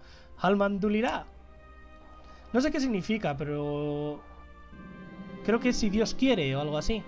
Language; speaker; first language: Spanish; native; Spanish